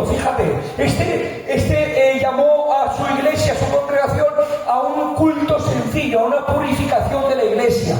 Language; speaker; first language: Spanish; native; Spanish